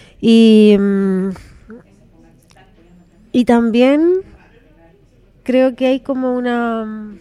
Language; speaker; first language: Spanish; native; Spanish